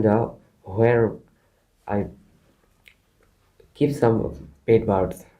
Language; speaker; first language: English; non-native, learner; Bangla